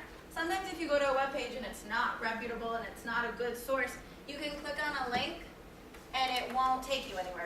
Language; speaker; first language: English; native; English